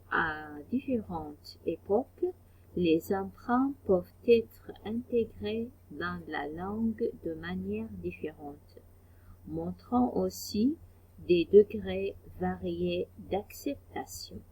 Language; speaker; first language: French; non-native, fluent; Arabic